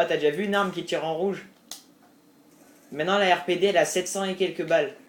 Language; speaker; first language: French; native; French